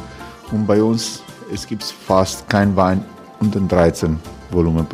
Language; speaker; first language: German; non-native, fluent; Croatian